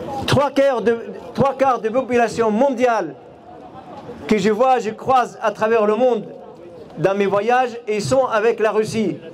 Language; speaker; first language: French; non-native, fluent; Arabic